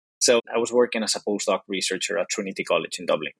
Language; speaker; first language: English; non-native, fluent; Spanish